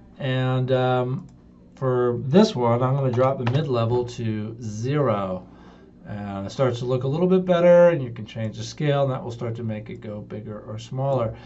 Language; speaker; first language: English; native; English